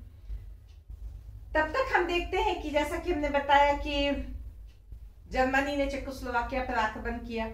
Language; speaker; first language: Hindi; native; Hindi